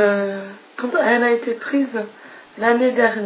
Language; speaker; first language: French; non-native, fluent; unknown